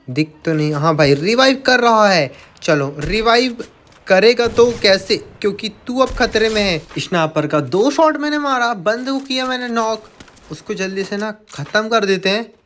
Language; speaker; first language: Hindi; native; Hindi